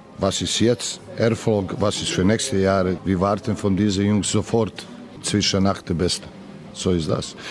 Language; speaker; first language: German; non-native, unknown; Serbian